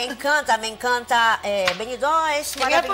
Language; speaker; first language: Spanish; non-native, fluent; Portuguese